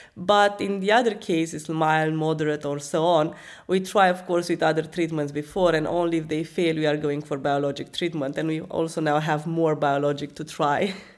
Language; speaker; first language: English; non-native, fluent; Romanian